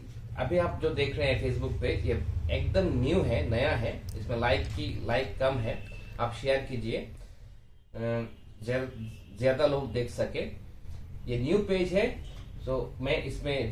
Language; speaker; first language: Hindi; non-native, learner; Bangla